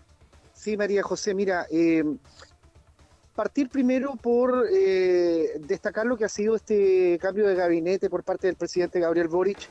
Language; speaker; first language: Spanish; native; Spanish